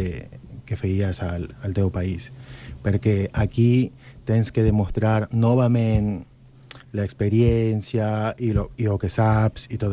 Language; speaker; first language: Catalan; non-native, learner; Spanish